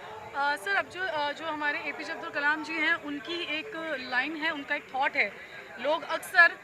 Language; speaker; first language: Hindi; native; Hindi